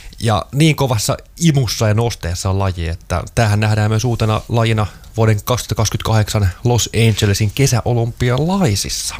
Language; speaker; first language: Finnish; native; Finnish